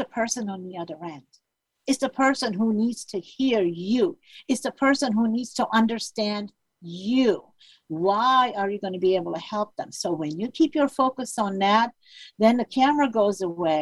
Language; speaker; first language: English; non-native, fluent; Armenian